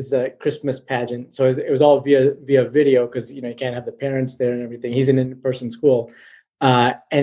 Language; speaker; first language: English; native; English